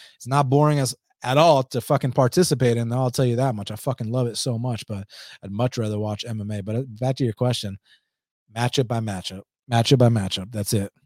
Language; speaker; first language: English; early bilingual, other home language; Spanish